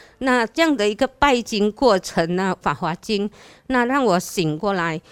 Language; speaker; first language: Chinese; native; Chinese